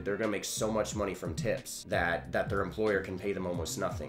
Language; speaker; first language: English; native; English